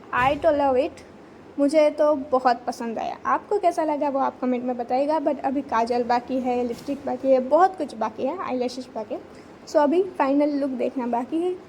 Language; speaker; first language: Hindi; non-native, local second language; Gujarati